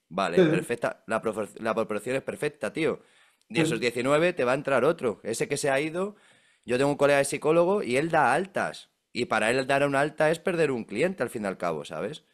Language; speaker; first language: Spanish; native; Spanish